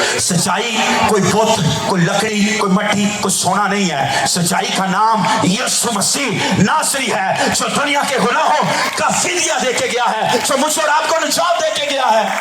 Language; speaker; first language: Urdu; non-native, local second language; Punjabi